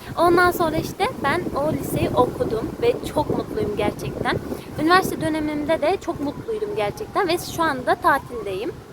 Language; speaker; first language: Turkish; early bilingual, heritage; Uzbek